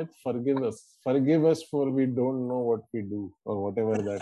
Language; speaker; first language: English; non-native, local second language; Gujarati